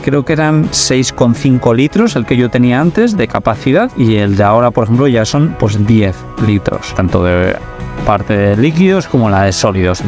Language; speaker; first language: Spanish; native; Spanish